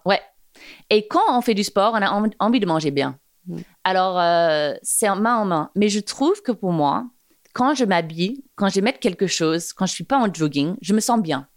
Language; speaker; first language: French; non-native, fluent; English